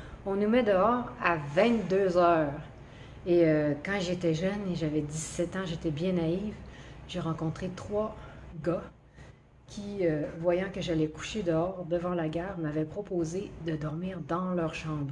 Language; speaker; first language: French; native; French